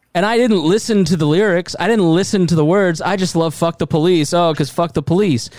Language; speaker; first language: English; early bilingual, other home language; German